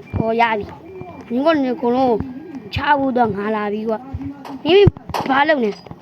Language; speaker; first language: Burmese; native; Burmese